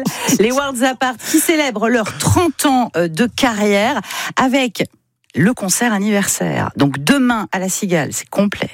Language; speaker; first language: French; native; French